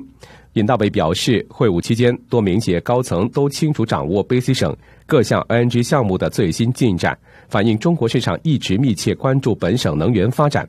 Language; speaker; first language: Chinese; native; Chinese